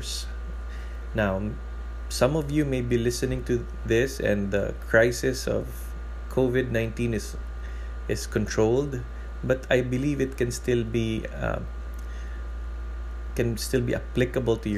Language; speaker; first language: English; non-native, local second language; Cebuano